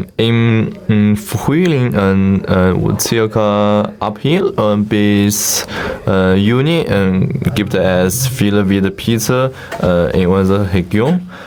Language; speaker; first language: German; non-native, learner; Chinese